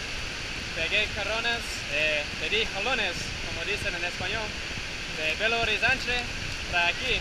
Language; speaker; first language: Spanish; non-native, learner; English